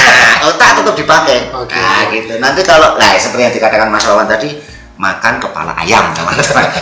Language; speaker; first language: Indonesian; non-native, local second language; Javanese